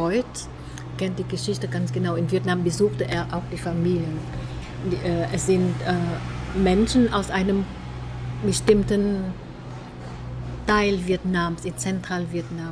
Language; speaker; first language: German; non-native, fluent; Vietnamese